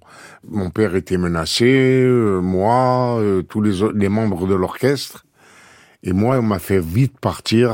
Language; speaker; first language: French; native; French